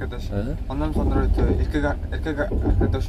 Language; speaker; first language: Turkish; non-native, learner; Mongolian